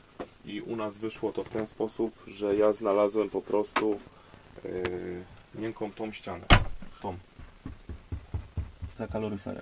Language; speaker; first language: Polish; native; Polish